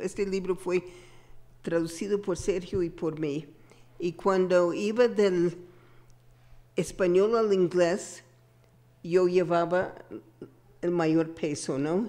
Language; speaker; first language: Spanish; non-native, fluent; English